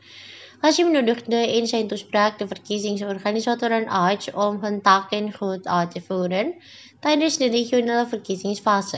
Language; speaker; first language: Dutch; non-native, fluent; Indonesian